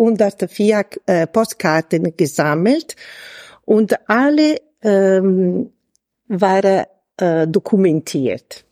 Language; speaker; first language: German; non-native, fluent; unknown